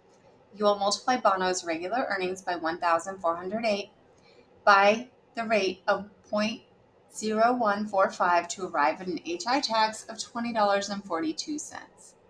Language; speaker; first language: English; native; English